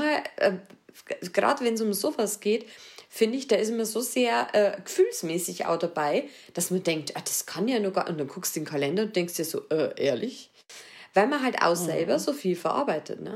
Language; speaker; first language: German; native; German